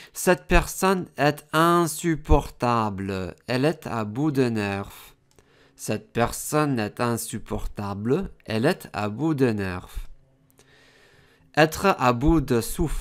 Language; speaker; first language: French; non-native, fluent; English